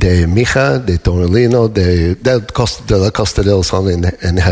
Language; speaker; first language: Spanish; non-native, fluent; English